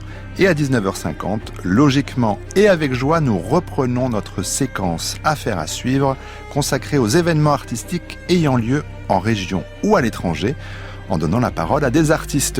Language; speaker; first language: French; native; French